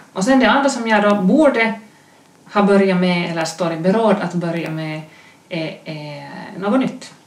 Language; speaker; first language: Swedish; native; Swedish